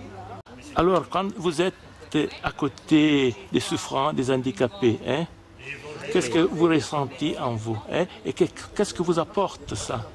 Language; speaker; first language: French; native; French